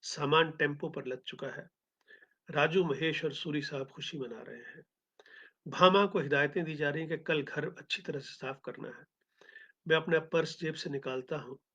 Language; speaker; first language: Hindi; native; Hindi